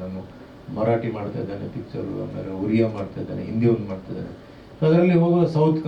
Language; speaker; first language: Kannada; non-native, local second language; Tulu